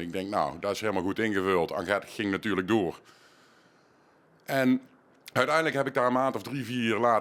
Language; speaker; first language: Dutch; native; Dutch